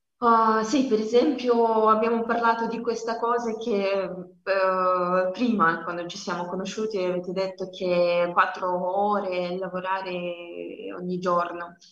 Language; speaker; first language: Italian; non-native, learner; Russian